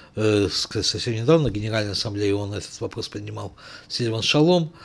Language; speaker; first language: Russian; native; Russian